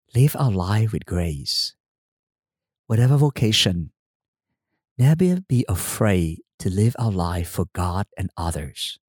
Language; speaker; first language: English; non-native, fluent; Vietnamese